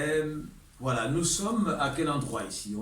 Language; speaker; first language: French; native; French